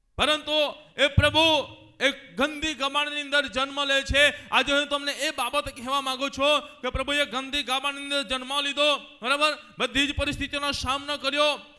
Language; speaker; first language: Gujarati; non-native, local second language; Gamit